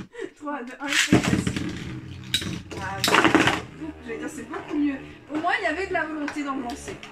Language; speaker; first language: French; native; French